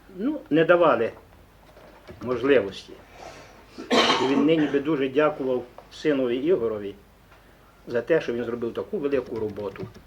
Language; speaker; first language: Ukrainian; native; Ukrainian